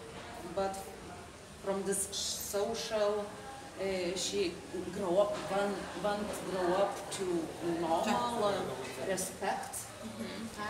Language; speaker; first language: English; non-native, learner; Lithuanian